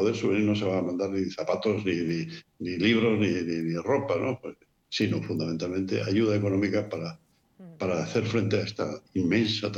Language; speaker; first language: Spanish; native; Spanish